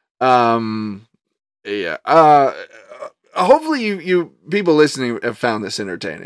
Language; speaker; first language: English; native; English